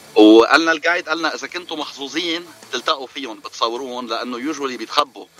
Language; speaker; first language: Arabic; native; Arabic